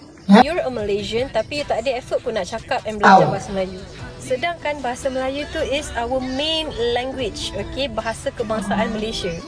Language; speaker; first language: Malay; native; Malay